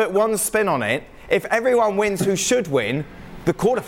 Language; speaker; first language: English; native; English